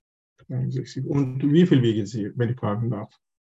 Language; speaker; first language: German; non-native, learner; Turkish